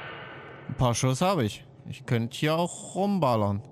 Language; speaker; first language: German; native; German